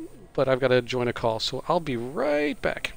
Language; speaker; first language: English; native; English